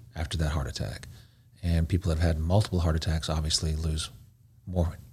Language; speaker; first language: English; native; English